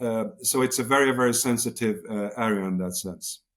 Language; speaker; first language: English; non-native, fluent; Swedish